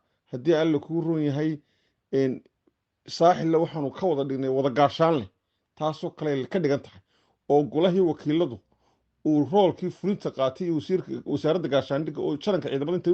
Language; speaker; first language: Somali; native; Somali